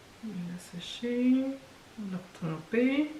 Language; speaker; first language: French; native; French